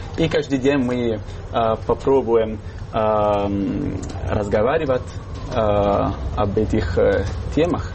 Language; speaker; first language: Russian; non-native, fluent; Italian